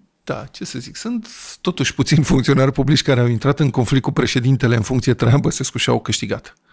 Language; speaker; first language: Romanian; native; Romanian